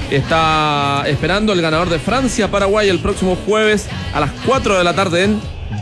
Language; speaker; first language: Spanish; native; Spanish